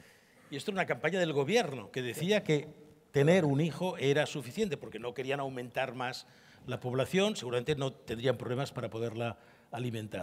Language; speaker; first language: Spanish; native; Spanish